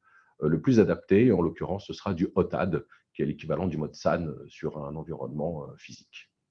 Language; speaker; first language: French; native; French